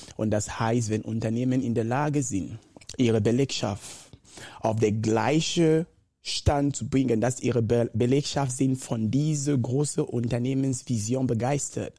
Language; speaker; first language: German; non-native, fluent; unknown